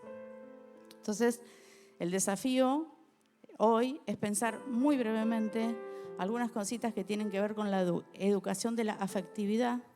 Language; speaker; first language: Spanish; native; Spanish